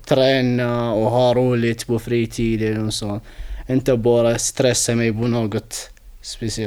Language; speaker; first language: Swedish; non-native, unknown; Arabic